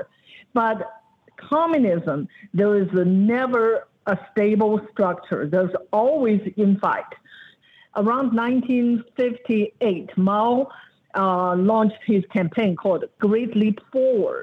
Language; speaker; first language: English; non-native, fluent; Chinese